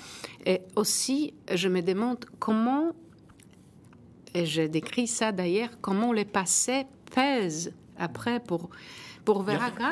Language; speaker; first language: French; non-native, fluent; Polish